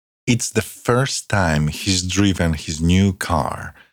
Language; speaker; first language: English; non-native, fluent; Polish